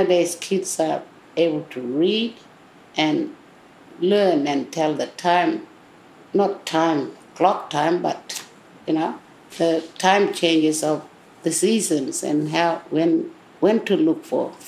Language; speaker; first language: English; non-native, local second language; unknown